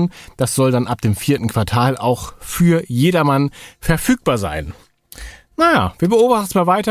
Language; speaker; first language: German; native; German